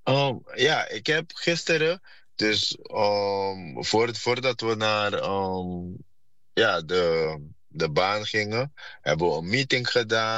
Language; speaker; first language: Dutch; non-native, fluent; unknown